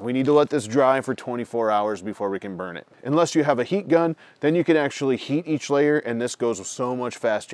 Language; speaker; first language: English; native; English